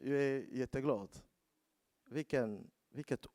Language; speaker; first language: Swedish; non-native, learner; Lingala